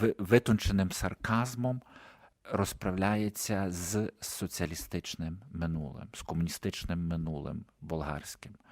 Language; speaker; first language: Ukrainian; native; Ukrainian